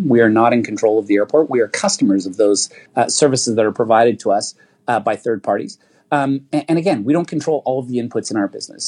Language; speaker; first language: English; native; English